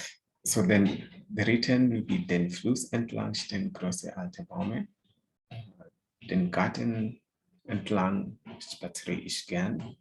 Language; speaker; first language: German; non-native, fluent; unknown